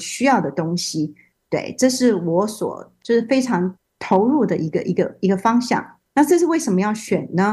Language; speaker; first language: Chinese; native; Chinese